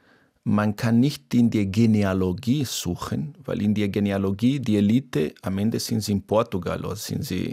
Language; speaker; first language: German; non-native, fluent; Portuguese